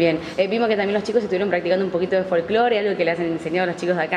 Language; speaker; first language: Spanish; native; Spanish